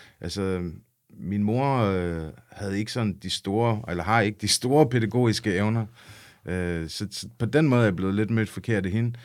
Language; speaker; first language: Danish; early bilingual, other home language; English